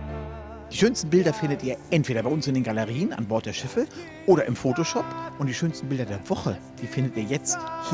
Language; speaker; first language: German; native; German